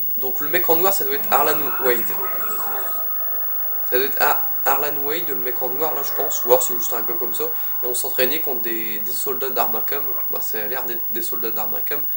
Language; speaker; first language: French; native; French